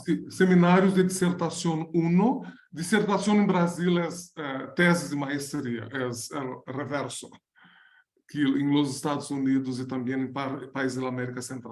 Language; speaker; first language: Spanish; non-native, learner; Portuguese